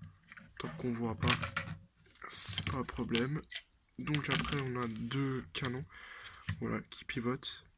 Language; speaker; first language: French; native; French